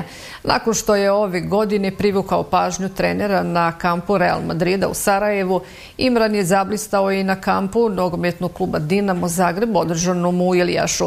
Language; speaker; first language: Serbian; native; Serbian